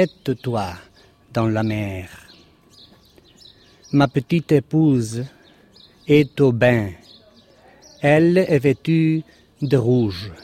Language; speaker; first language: French; non-native, fluent; Spanish